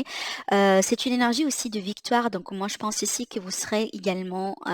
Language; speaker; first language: French; native; French